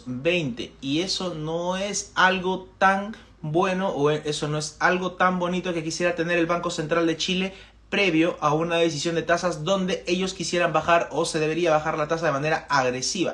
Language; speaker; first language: Spanish; native; Spanish